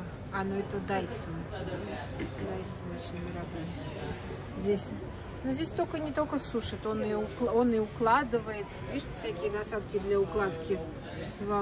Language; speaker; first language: Russian; native; Russian